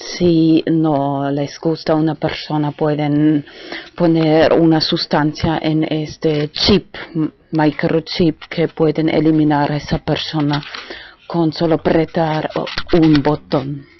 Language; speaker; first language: Spanish; non-native, fluent; German